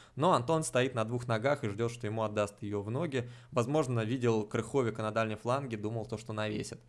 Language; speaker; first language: Russian; native; Russian